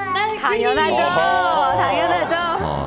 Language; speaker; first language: Korean; non-native, learner; Uzbek